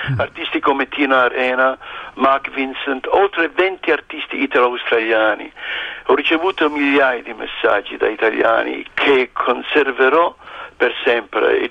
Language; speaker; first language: Italian; early bilingual, heritage; Italian